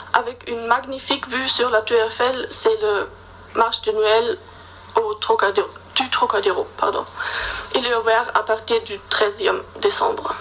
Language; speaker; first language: French; non-native, learner; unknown